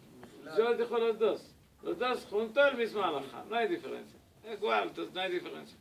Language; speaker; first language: Spanish; non-native, learner; Hebrew